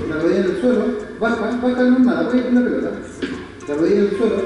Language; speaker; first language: Spanish; native; Spanish